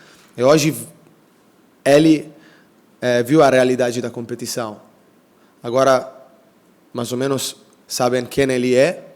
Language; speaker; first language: Portuguese; non-native, fluent; Italian